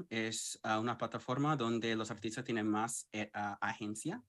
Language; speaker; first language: Spanish; early bilingual, heritage; English